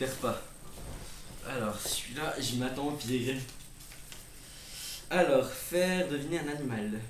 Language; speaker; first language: French; native; French